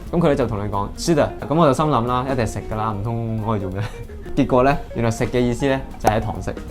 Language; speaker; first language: Cantonese; native; Cantonese